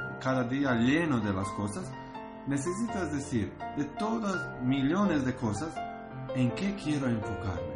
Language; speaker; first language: Spanish; non-native, learner; Croatian